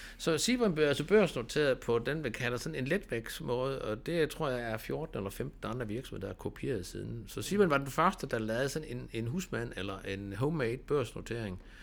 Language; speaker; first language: Danish; native; Danish